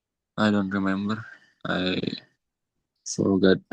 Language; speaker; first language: English; non-native, learner; Indonesian